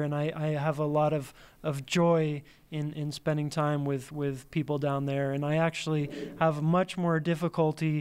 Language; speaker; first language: English; native; English